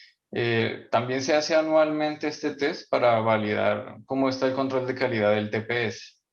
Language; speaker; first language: Spanish; native; Spanish